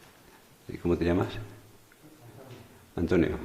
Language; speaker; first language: Spanish; native; Spanish